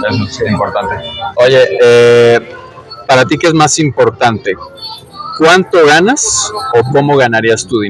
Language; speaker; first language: Spanish; native; Spanish